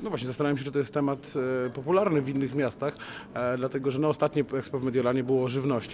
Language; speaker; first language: Polish; native; Polish